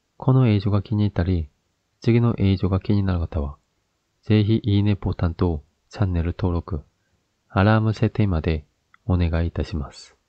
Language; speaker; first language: Japanese; non-native, fluent; Korean